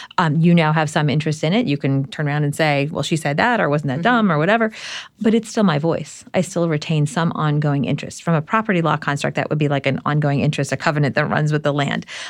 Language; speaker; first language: English; native; English